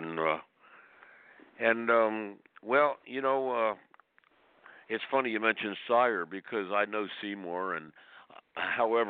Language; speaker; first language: English; native; English